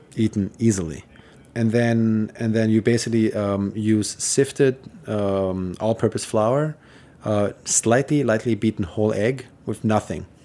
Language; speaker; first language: English; non-native, fluent; German